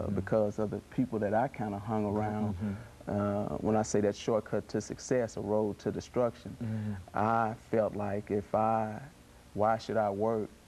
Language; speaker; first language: English; native; English